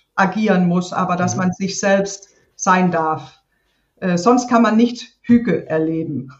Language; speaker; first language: German; non-native, fluent; Danish